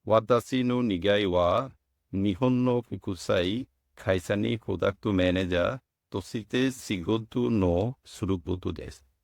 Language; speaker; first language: Japanese; non-native, learner; Bangla